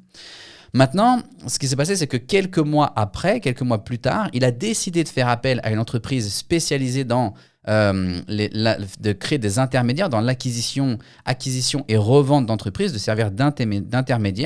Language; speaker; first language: French; native; French